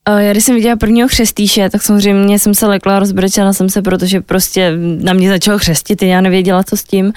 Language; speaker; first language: Czech; native; Czech